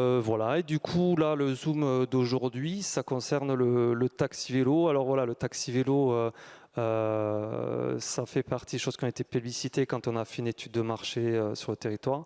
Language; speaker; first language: French; native; French